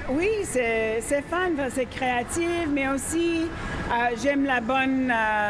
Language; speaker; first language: French; non-native, fluent; English